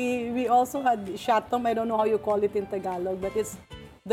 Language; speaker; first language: English; non-native, local second language; Hiligaynon